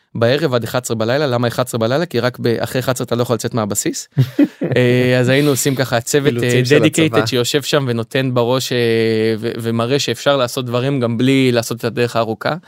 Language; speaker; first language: Hebrew; native; Hebrew